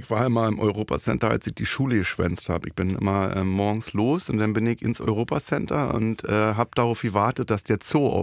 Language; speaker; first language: German; native; German